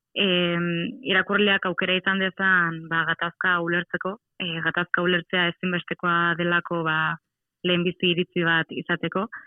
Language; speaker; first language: Basque; native; Basque